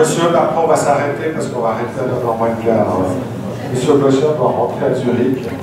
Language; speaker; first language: French; native; French